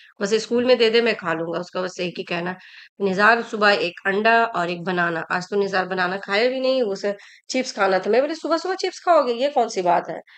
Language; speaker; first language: Hindi; native; Hindi